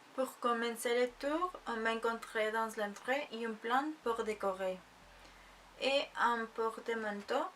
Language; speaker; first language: French; non-native, learner; Spanish